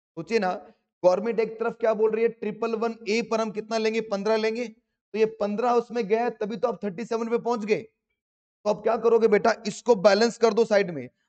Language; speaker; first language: Hindi; native; Hindi